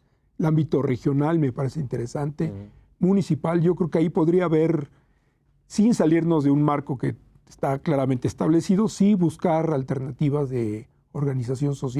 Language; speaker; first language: Spanish; native; Spanish